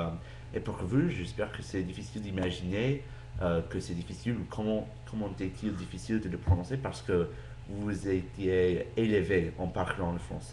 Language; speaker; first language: French; non-native, fluent; English